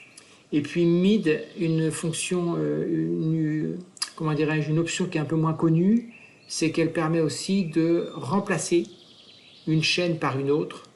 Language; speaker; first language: French; native; French